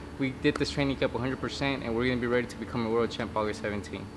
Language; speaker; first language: English; early bilingual, other home language; Spanish